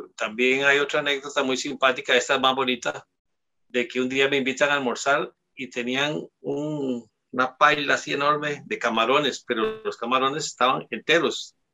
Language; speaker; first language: Spanish; native; Spanish